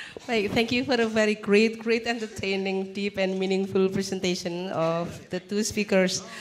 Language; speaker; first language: English; non-native, fluent; Indonesian